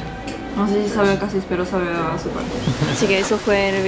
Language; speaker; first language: Spanish; non-native, learner; Japanese